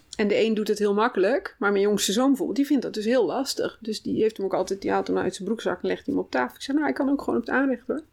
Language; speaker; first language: Dutch; native; Dutch